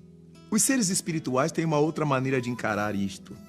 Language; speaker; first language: Portuguese; native; Portuguese